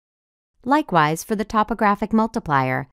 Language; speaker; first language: English; native; English